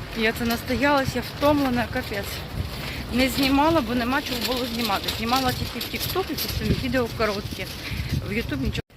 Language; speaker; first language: Ukrainian; non-native, local second language; Russian